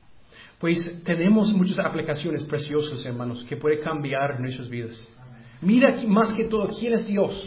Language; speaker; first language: Spanish; non-native, learner; English